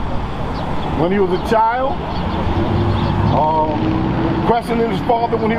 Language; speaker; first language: English; native; English